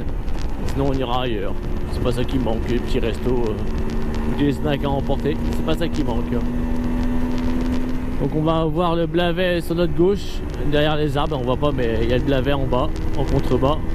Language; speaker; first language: French; native; French